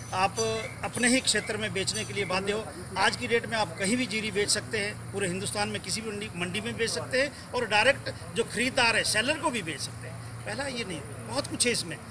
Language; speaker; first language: Hindi; native; Hindi